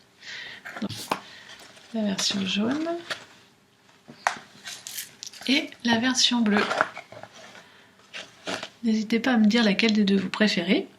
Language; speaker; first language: French; native; French